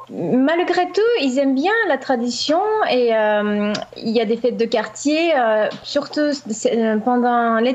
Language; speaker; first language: French; non-native, fluent; Japanese